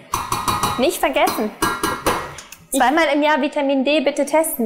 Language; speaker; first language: German; native; German